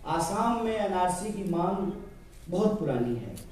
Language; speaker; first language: Hindi; native; Hindi